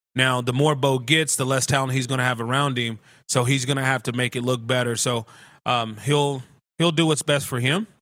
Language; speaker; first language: English; native; English